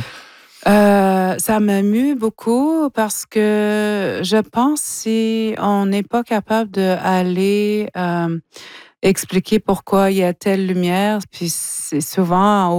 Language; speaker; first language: French; non-native, local second language; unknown